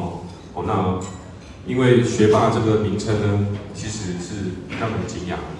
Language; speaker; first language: Chinese; native; Chinese